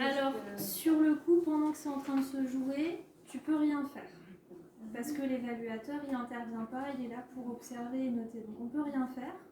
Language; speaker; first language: French; native; French